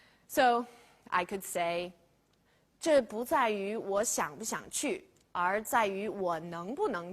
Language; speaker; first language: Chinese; non-native, fluent; English